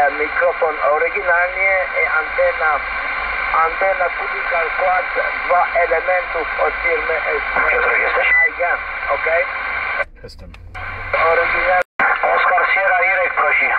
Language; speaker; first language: Polish; non-native, learner; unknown